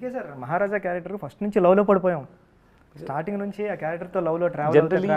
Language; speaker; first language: Telugu; native; Telugu